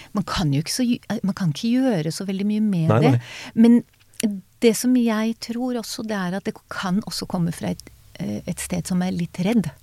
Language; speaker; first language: Norwegian; non-native, fluent; Hebrew